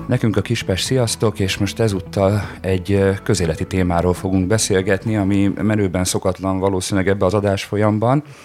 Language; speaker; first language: Hungarian; native; Hungarian